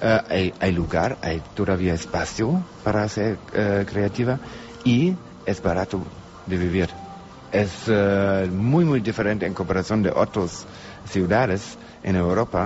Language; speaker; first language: Spanish; non-native, learner; German